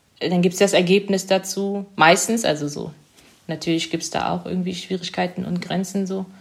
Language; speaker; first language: German; early bilingual, other home language; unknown